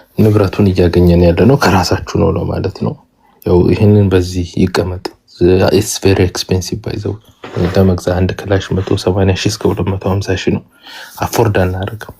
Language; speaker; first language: Amharic; native; Amharic